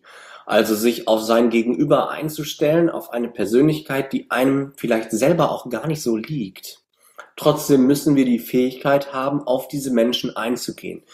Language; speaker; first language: German; native; German